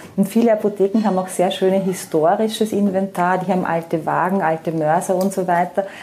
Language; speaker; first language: German; native; German